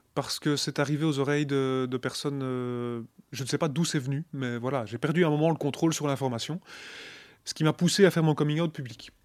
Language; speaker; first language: French; native; French